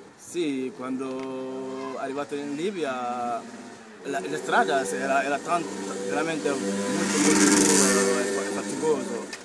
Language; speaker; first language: Italian; non-native, learner; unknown